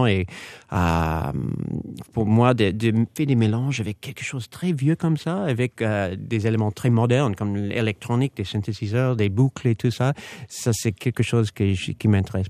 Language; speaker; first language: French; non-native, fluent; English